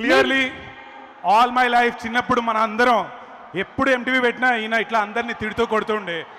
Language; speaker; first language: Telugu; native; Telugu